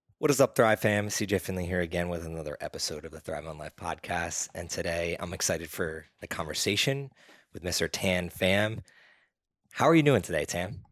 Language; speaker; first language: English; native; English